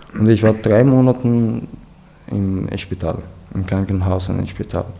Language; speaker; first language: German; non-native, learner; Persian